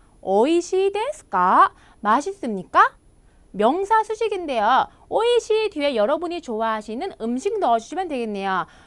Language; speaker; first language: Korean; native; Korean